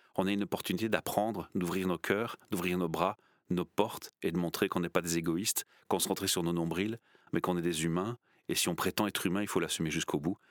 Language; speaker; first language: French; native; French